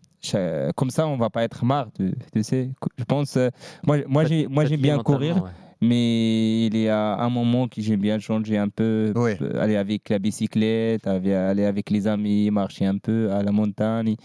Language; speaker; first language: French; non-native, learner; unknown